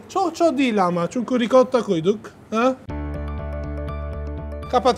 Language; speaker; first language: Turkish; non-native, learner; Italian